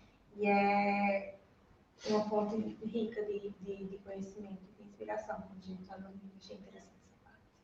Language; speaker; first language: Portuguese; native; Portuguese